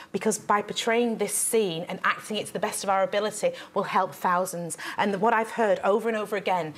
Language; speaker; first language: English; native; English